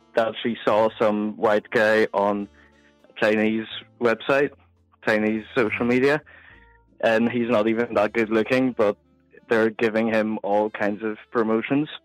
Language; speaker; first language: English; non-native, fluent; Polish